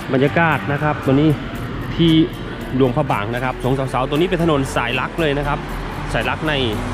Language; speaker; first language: Thai; native; Thai